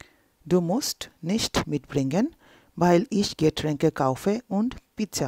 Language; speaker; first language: German; non-native, local second language; Bangla